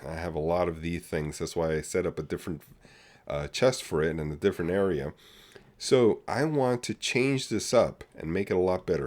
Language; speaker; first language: English; native; English